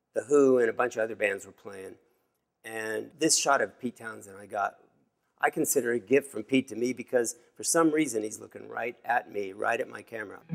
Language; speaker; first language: English; native; English